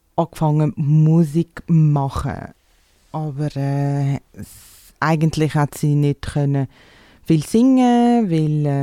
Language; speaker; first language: German; non-native, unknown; Portuguese